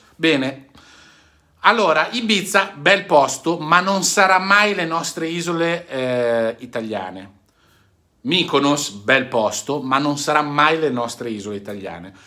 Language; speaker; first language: Italian; native; Italian